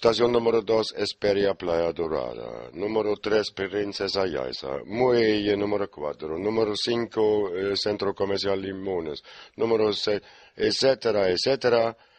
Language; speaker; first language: Spanish; non-native, learner; German